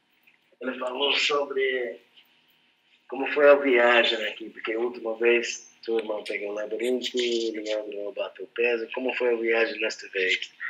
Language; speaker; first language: Portuguese; non-native, fluent; English